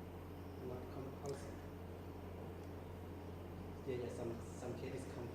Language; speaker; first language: English; non-native, learner; Thai